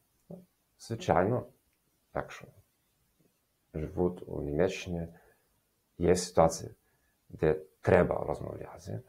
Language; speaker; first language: Ukrainian; non-native, learner; German